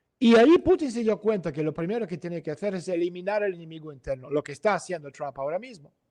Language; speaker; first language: Spanish; non-native, fluent; Russian